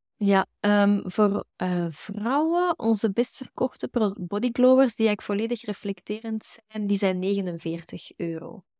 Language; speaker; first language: Dutch; native; Dutch